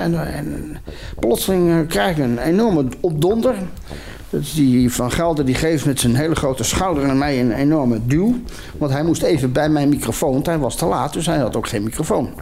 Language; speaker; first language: Dutch; native; Dutch